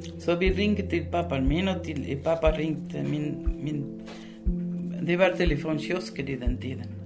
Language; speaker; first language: Norwegian; early bilingual, other home language; Spanish